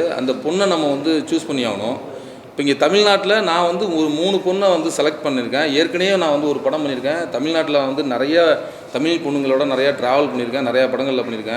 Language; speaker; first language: Tamil; native; Tamil